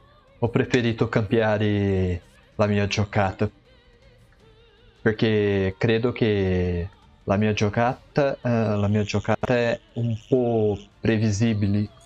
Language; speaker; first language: Italian; non-native, learner; Portuguese